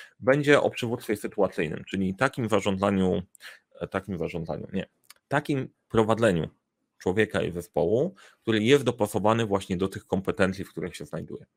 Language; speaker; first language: Polish; native; Polish